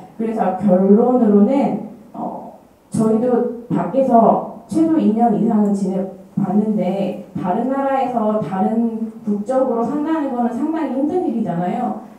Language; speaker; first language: Korean; native; Korean